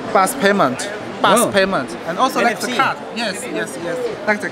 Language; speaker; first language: English; non-native, learner; Chinese